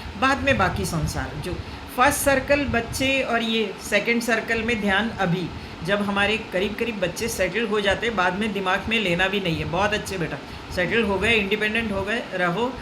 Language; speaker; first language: Hindi; non-native, local second language; Marathi